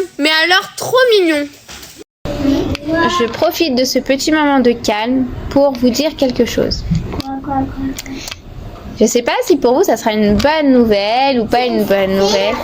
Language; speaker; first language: French; native; French